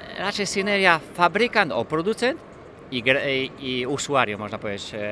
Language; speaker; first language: Polish; early bilingual, heritage; Polish